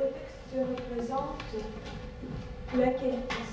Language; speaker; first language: French; non-native, learner; Russian